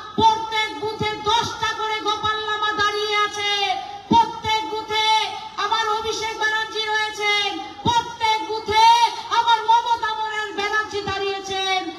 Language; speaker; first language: Bangla; non-native, local second language; Nepali